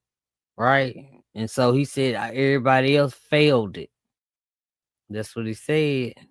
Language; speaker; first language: English; native; English